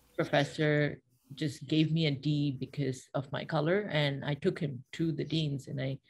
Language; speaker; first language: English; non-native, local second language; Bangla